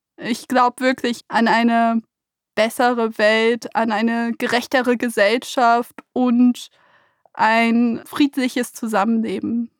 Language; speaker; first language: German; early bilingual, other home language; Persian